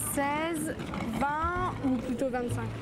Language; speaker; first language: French; native; French